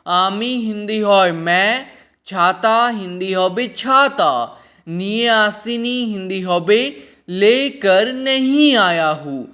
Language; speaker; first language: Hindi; non-native, local second language; Bangla